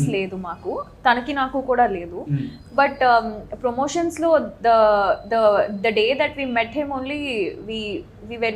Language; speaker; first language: Telugu; native; Telugu